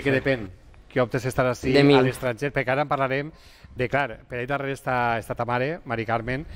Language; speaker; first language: Catalan; native; Catalan